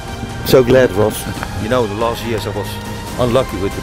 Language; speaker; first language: English; non-native, fluent; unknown